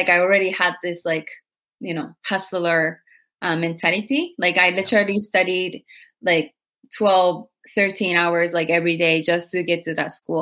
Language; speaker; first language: English; non-native, fluent; Japanese